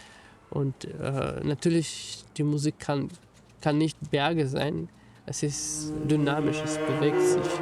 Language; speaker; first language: German; non-native, fluent; Armenian